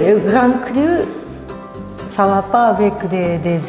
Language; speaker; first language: French; non-native, fluent; Japanese